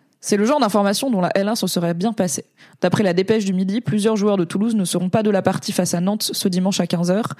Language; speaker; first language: French; native; French